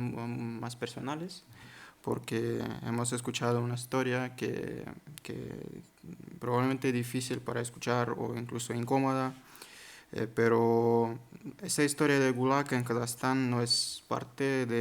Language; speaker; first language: Spanish; non-native, learner; Kazakh